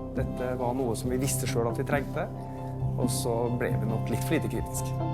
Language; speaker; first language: Norwegian; native; Norwegian